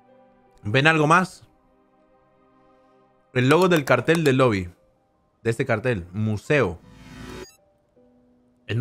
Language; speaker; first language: Spanish; native; Spanish